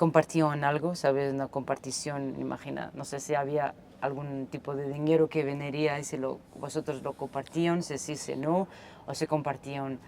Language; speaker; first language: Spanish; non-native, fluent; Portuguese